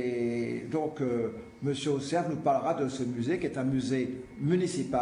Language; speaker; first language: French; native; French